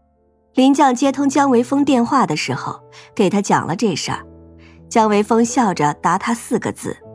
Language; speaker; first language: Chinese; native; Chinese